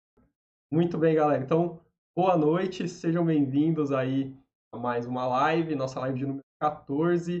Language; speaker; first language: Portuguese; native; Portuguese